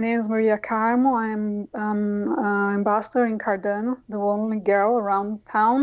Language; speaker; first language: English; non-native, fluent; Portuguese